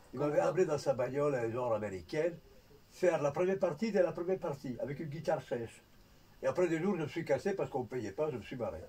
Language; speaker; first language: French; non-native, fluent; Italian